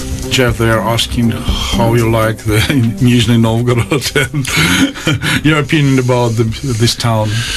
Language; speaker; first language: English; non-native, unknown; Russian